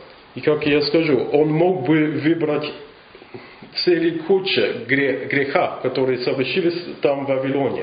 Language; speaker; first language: Russian; non-native, fluent; English